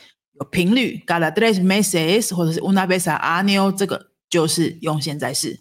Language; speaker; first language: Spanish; non-native, fluent; Chinese